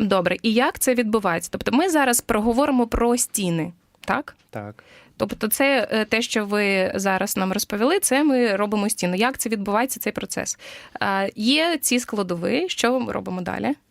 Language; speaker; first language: Ukrainian; native; Ukrainian